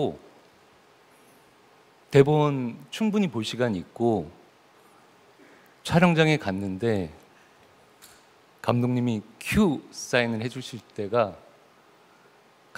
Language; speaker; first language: Korean; native; Korean